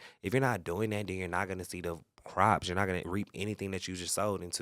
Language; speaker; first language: English; native; English